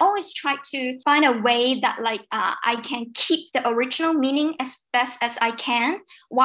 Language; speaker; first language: English; non-native, fluent; Cantonese